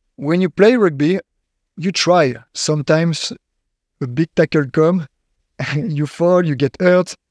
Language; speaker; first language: English; non-native, fluent; French